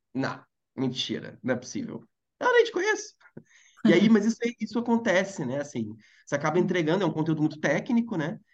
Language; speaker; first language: Portuguese; native; Portuguese